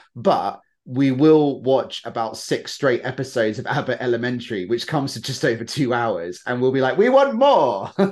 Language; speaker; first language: English; native; English